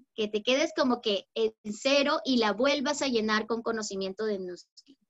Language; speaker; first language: Spanish; native; Spanish